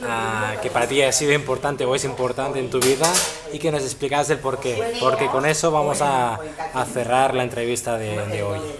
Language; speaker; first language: Spanish; non-native, local second language; Catalan